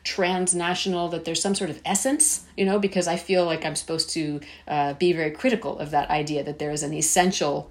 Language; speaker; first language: English; early bilingual, heritage; Persian